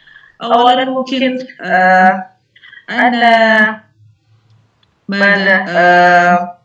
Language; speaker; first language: Arabic; non-native, fluent; Indonesian